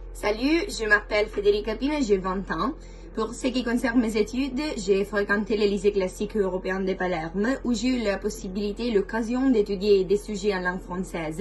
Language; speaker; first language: French; non-native, fluent; Italian